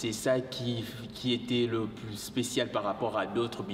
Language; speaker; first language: French; non-native, local second language; Lingala